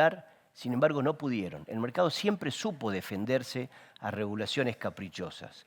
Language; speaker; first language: Spanish; native; Spanish